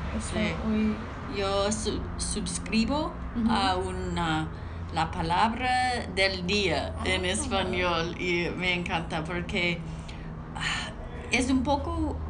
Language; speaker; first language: Spanish; non-native, learner; English